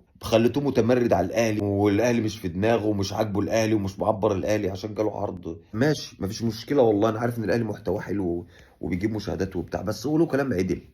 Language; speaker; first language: Arabic; native; Arabic